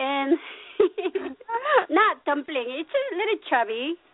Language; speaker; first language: English; non-native, learner; Korean